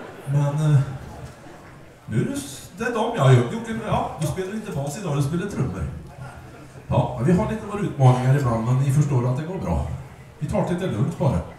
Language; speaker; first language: Swedish; native; Swedish